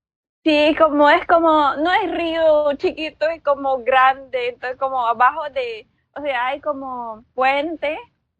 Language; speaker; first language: Spanish; non-native, learner; Filipino